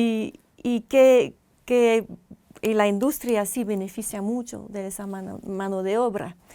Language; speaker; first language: Spanish; non-native, fluent; French